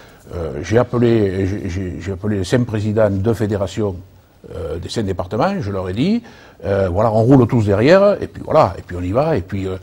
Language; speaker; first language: French; native; French